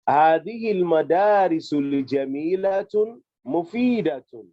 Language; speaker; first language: Arabic; non-native, fluent; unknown